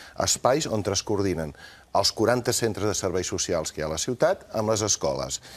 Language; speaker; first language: Catalan; native; Catalan